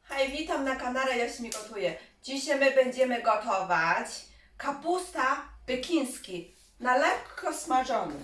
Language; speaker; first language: Polish; non-native, learner; Chinese